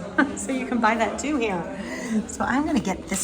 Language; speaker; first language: English; native; English